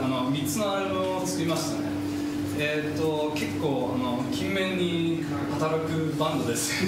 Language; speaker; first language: Japanese; non-native, fluent; German